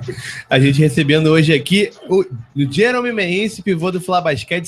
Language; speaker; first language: Portuguese; native; Portuguese